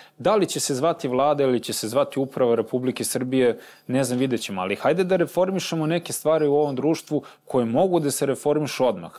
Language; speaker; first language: Serbian; native; Serbian